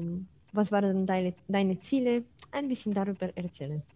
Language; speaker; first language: German; non-native, fluent; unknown